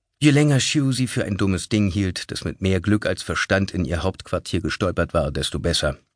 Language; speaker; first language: German; native; German